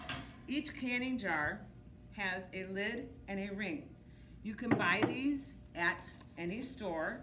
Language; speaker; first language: English; native; English